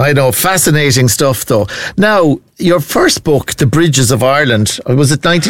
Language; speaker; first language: English; native; English